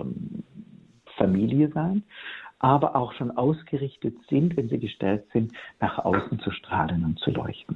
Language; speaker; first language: German; native; German